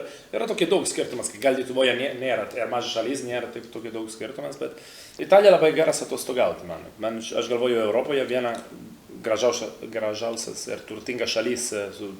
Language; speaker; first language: Lithuanian; non-native, learner; Italian